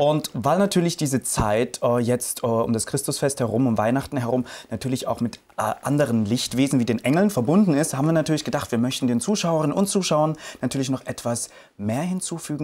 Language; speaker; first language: German; native; German